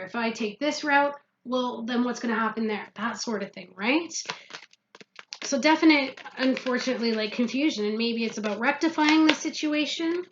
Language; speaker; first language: English; native; English